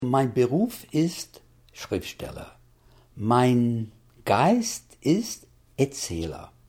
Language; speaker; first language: German; non-native, fluent; English